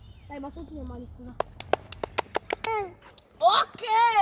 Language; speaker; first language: Italian; early bilingual, other home language; Igbo